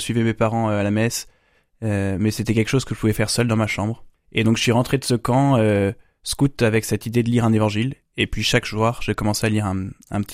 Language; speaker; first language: French; native; French